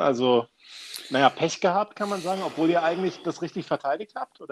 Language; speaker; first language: German; native; German